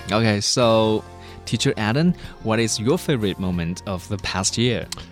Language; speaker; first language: English; non-native, fluent; Chinese